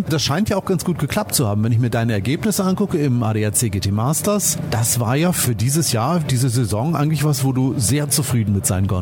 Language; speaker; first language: German; native; German